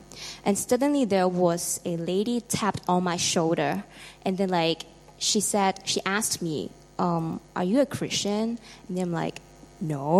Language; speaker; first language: English; non-native, local second language; Cantonese